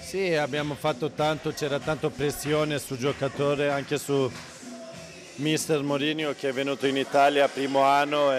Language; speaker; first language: Italian; non-native, fluent; Swedish